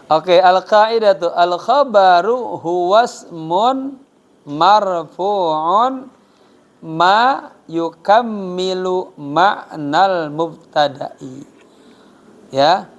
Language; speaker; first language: Arabic; non-native, fluent; Indonesian